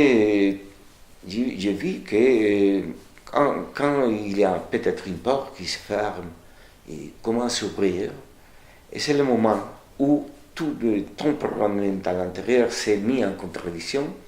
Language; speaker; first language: French; non-native, fluent; Spanish